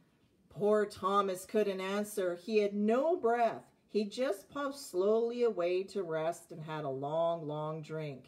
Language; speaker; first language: English; native; English